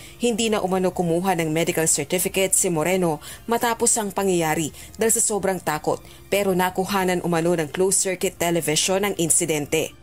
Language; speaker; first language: Filipino; native; Filipino